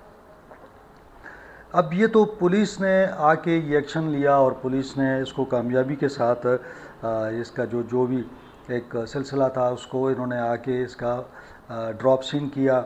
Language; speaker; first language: Urdu; native; Urdu